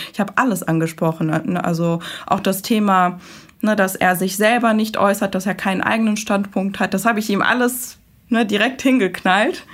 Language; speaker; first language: German; early bilingual, other home language; Persian